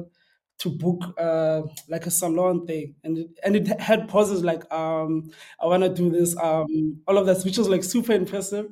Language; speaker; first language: English; non-native, local second language; Xhosa